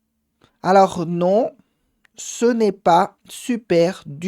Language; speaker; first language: French; non-native, fluent; Portuguese